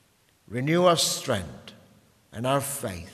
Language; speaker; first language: English; non-native, fluent; Italian